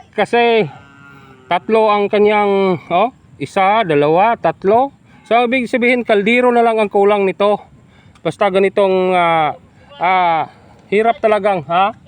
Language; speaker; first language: Filipino; non-native, local second language; Hiligaynon